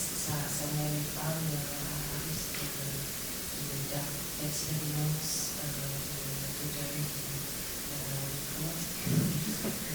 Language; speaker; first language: French; non-native, fluent; English